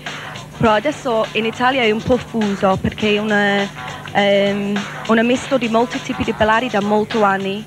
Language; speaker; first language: Italian; non-native, learner; English